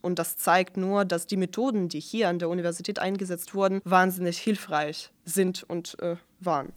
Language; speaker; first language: German; non-native, fluent; Russian